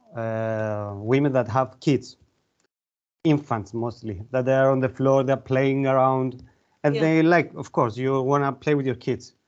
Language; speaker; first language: English; non-native, fluent; Greek